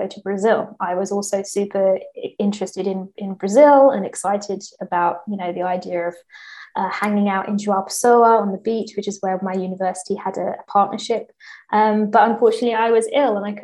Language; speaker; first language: English; native; English